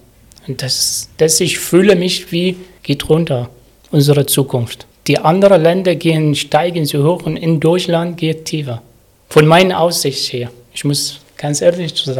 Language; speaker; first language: German; non-native, learner; Arabic